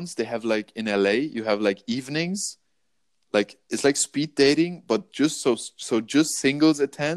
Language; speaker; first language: English; non-native, fluent; German